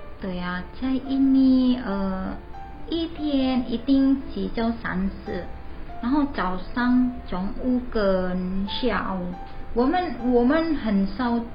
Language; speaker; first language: Chinese; non-native, learner; Indonesian